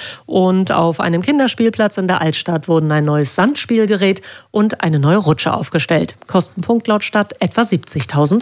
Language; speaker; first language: German; native; German